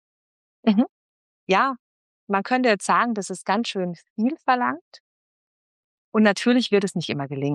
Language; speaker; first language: German; native; German